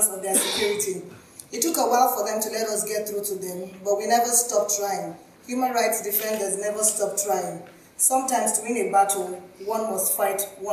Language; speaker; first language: English; non-native, local second language; Hausa